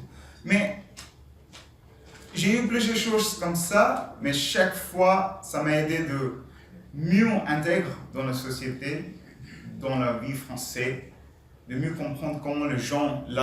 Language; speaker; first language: French; non-native, learner; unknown